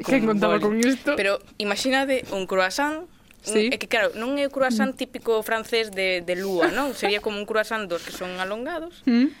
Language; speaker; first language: Galician; native; Galician